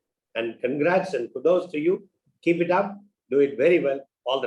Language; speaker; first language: English; non-native, local second language; Tamil